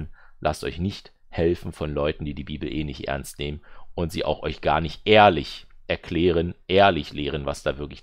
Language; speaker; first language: German; native; German